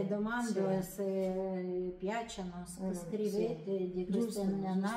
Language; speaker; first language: Italian; non-native, learner; Russian